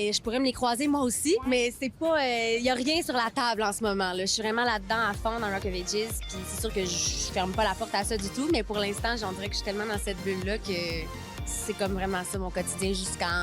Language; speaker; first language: French; native; French